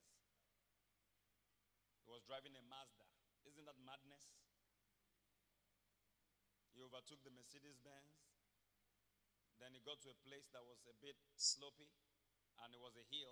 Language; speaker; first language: English; non-native, local second language; Yoruba